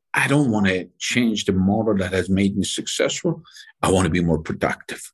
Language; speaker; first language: English; non-native, fluent; Persian